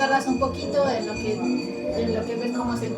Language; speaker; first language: Spanish; native; Spanish